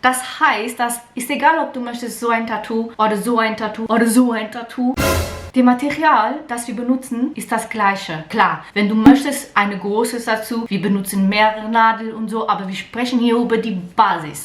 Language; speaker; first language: German; non-native, learner; Portuguese